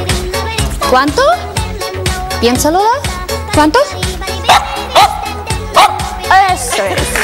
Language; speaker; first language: Spanish; non-native, learner; Russian